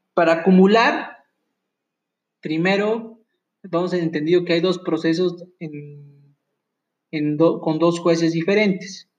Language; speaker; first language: Spanish; native; Spanish